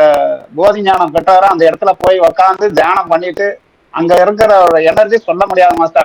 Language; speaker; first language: Tamil; native; Tamil